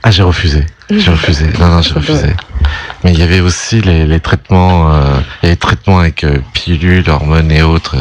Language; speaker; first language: French; native; French